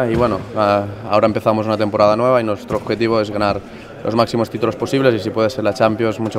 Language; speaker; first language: Spanish; native; Spanish